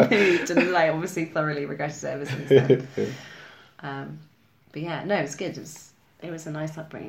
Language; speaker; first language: English; native; English